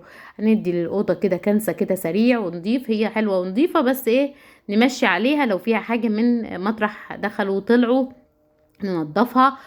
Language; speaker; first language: Arabic; native; Arabic